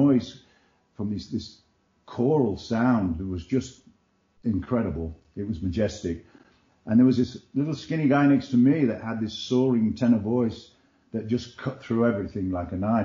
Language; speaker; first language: English; native; English